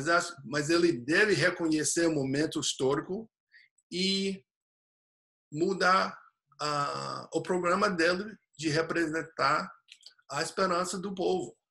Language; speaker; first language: Portuguese; non-native, fluent; English